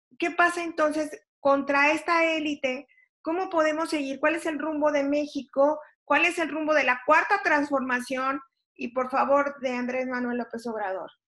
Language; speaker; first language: Spanish; native; Spanish